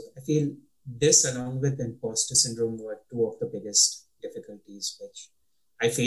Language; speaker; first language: English; native; English